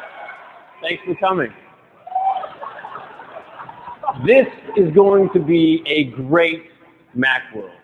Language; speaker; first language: English; native; English